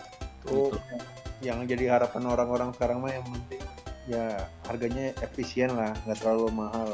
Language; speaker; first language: Indonesian; native; Indonesian